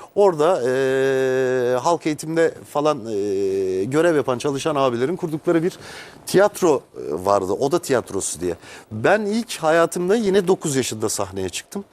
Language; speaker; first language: Turkish; native; Turkish